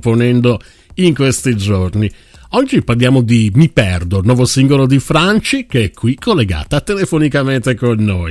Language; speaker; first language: Italian; native; Italian